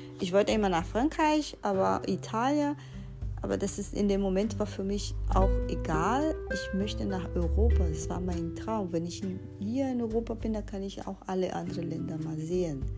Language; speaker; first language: German; non-native, fluent; Portuguese